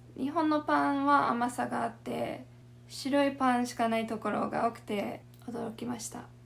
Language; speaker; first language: Japanese; non-native, fluent; English